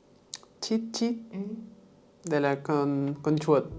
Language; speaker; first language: Vietnamese; non-native, learner; English